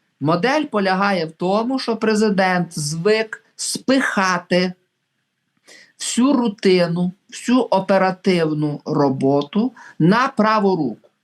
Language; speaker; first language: Ukrainian; native; Ukrainian